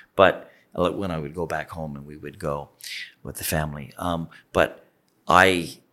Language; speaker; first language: English; native; English